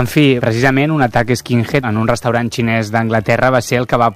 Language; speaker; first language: Catalan; native; Catalan